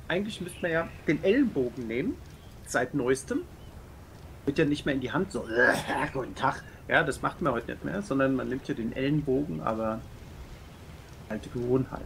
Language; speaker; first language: German; native; German